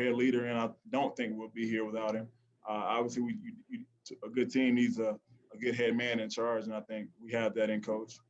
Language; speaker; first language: English; native; English